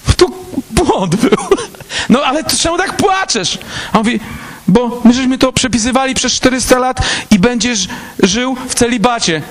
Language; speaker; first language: Polish; native; Polish